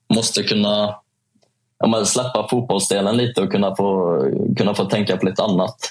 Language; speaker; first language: Swedish; native; Swedish